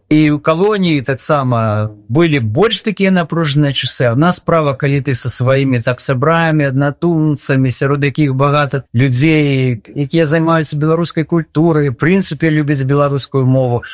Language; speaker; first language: Belarusian; non-native, local second language; Russian